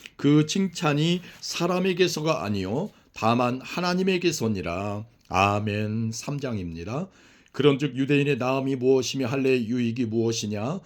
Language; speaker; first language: Korean; native; Korean